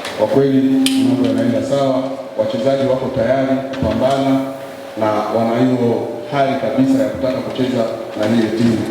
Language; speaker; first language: Swahili; native; Swahili